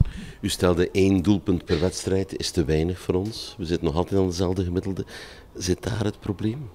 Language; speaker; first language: Dutch; native; Dutch